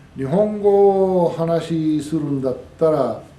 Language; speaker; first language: Japanese; non-native, fluent; English